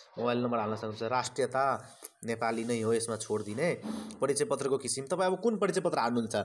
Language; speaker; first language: Nepali; non-native, local second language; Maithili